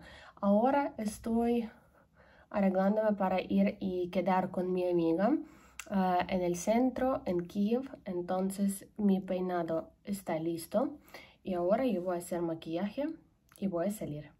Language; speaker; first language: Spanish; non-native, learner; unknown